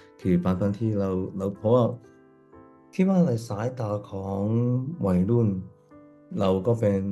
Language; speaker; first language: Thai; non-native, fluent; Cantonese